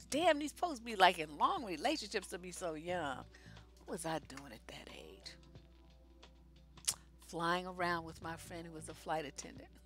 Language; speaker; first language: English; native; English